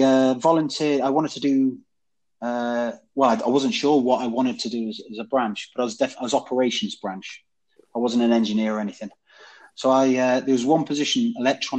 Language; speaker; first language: English; native; English